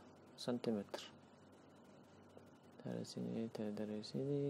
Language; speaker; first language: Indonesian; non-native, learner; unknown